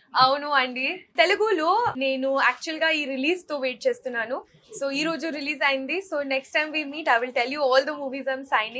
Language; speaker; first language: Telugu; non-native, learner; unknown